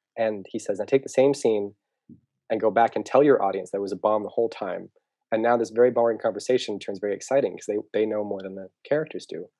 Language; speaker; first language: English; native; English